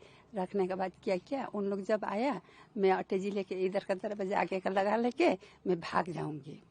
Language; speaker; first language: Hindi; non-native, local second language; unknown